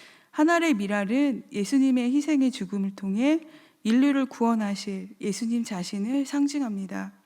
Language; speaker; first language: Korean; native; Korean